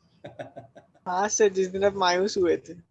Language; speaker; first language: Hindi; native; Hindi